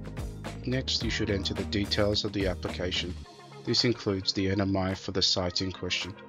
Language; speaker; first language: English; native; English